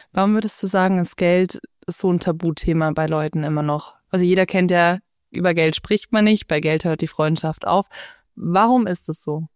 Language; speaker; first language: German; native; German